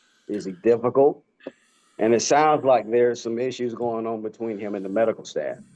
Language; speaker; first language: English; native; English